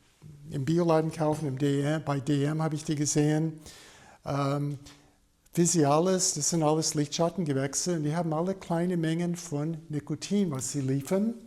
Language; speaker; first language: German; non-native, fluent; English